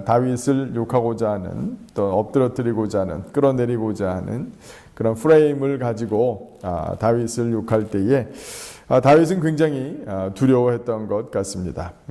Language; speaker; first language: Korean; native; Korean